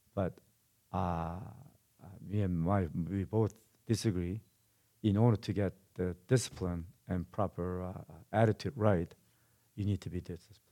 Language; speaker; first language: English; non-native, fluent; Korean